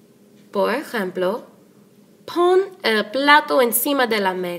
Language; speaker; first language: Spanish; non-native, fluent; English